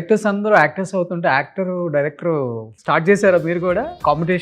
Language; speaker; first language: Telugu; native; Telugu